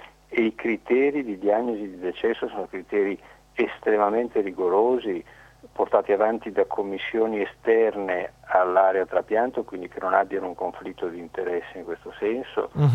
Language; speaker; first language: Italian; native; Italian